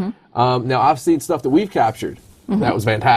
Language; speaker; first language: English; native; English